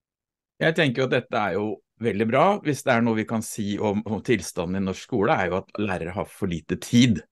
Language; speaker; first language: Norwegian; native; Norwegian